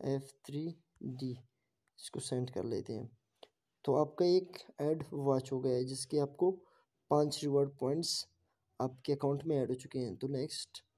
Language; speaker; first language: Urdu; non-native, local second language; Baluchi